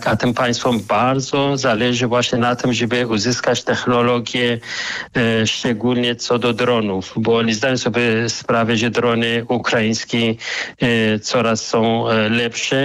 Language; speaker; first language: Polish; non-native, fluent; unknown